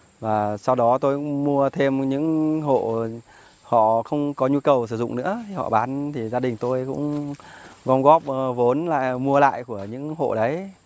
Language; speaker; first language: Vietnamese; non-native, local second language; Iu Mien